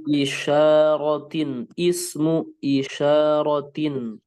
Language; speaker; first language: Arabic; non-native, fluent; Indonesian